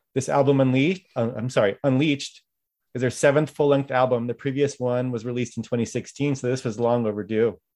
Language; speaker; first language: English; native; English